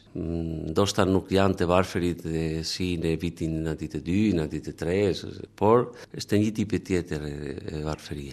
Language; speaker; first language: Albanian; non-native, learner; Spanish